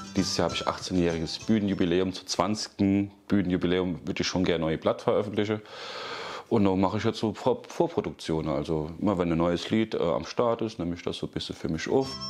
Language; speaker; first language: German; native; German